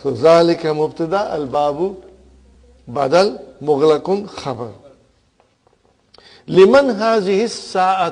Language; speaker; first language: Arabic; non-native, fluent; Urdu